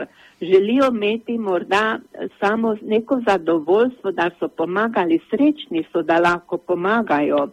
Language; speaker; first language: Slovenian; native; Slovenian